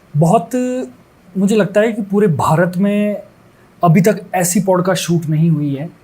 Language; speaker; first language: Hindi; native; Hindi